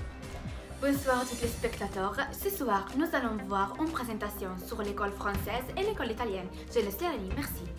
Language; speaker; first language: French; non-native, learner; Italian